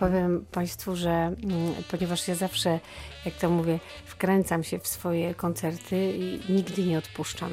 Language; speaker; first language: Polish; native; Polish